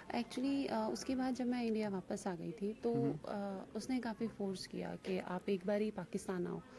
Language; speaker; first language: Hindi; native; Hindi